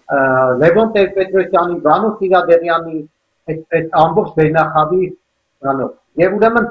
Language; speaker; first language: Armenian; native; Armenian